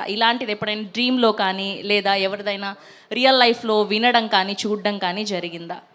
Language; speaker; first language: Telugu; native; Telugu